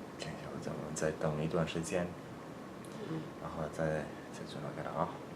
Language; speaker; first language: Chinese; non-native, learner; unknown